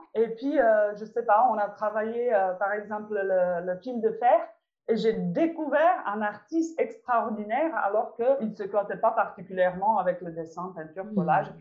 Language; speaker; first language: French; non-native, fluent; Czech